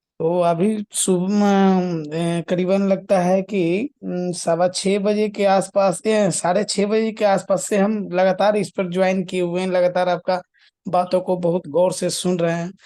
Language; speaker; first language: Hindi; native; Hindi